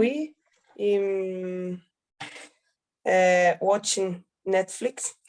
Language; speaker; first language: French; non-native, learner; Italian